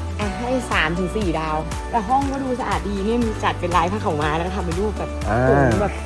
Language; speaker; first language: Thai; native; Thai